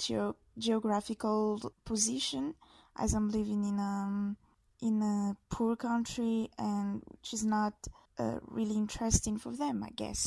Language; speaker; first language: English; non-native, fluent; Malagasy